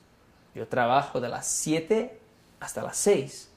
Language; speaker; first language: Spanish; non-native, fluent; Portuguese